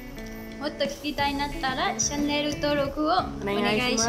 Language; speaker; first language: Japanese; non-native, learner; Burmese